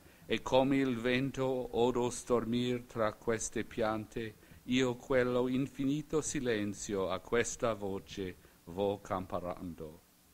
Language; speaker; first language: Italian; non-native, fluent; English